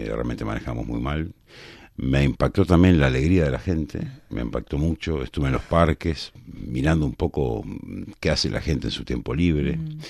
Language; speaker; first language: Spanish; native; Spanish